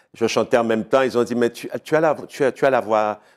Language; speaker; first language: French; native; French